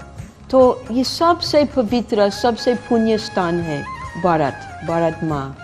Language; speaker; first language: Hindi; non-native, fluent; English